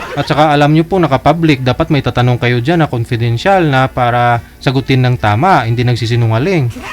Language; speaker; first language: Filipino; native; Filipino